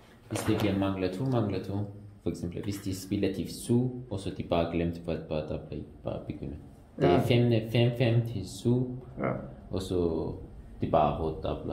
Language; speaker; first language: Danish; non-native, learner; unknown